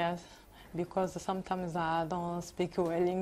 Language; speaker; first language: English; non-native, learner; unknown